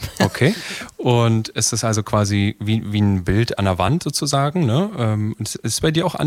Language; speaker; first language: German; native; German